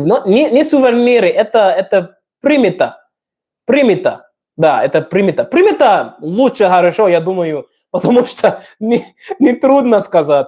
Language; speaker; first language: Russian; non-native, learner; English